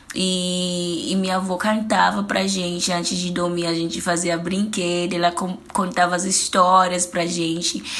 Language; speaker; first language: Portuguese; non-native, fluent; Zulu